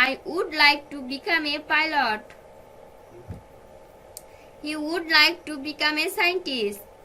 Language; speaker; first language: English; non-native, fluent; Bangla